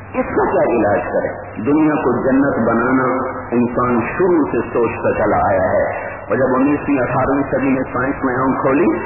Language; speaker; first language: Urdu; non-native, local second language; Punjabi